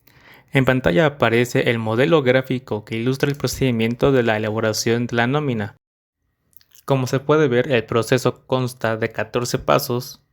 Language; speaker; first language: Spanish; native; Spanish